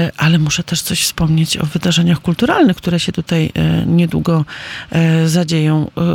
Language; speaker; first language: Polish; native; Polish